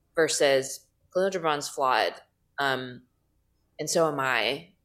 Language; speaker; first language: English; native; English